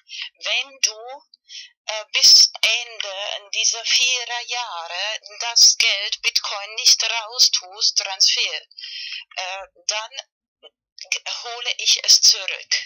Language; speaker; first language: German; non-native, fluent; Spanish